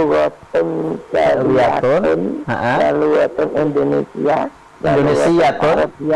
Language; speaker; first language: Arabic; non-native, learner; Indonesian